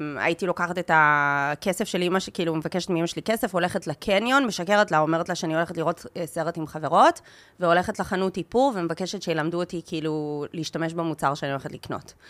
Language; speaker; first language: Hebrew; early bilingual, heritage; English